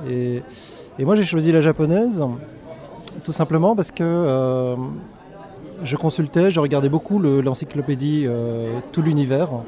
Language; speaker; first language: French; early bilingual, other home language; Korean